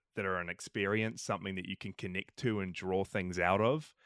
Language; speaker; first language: English; native; English